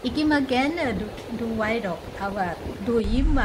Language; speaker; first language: German; non-native, learner; Thai